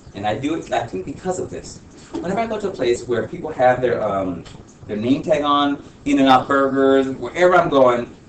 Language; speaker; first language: English; early bilingual, other home language; Spanish